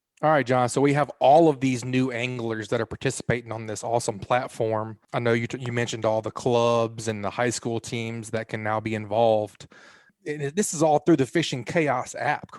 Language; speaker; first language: English; native; English